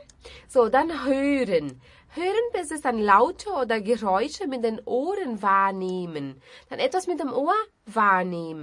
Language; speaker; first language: German; non-native, fluent; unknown